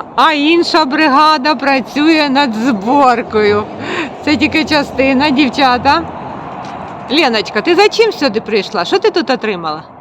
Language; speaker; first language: Ukrainian; native; Ukrainian